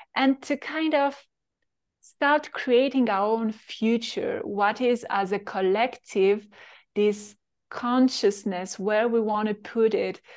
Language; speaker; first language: English; non-native, fluent; French